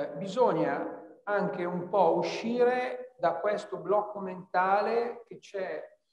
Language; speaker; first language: Italian; native; Italian